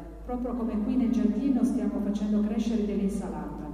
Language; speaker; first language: Italian; native; Italian